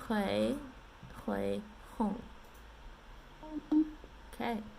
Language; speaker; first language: Vietnamese; non-native, learner; English